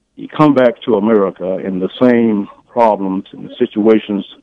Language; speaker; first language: English; native; English